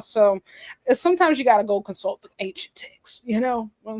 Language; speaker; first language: English; native; English